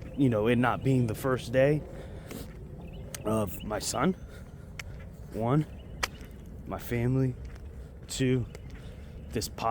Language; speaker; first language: English; native; English